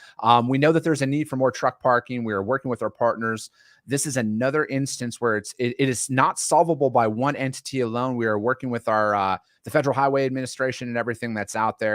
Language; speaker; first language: English; native; English